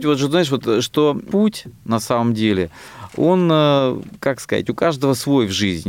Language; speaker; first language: Russian; native; Russian